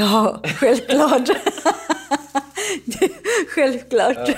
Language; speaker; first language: Swedish; non-native, learner; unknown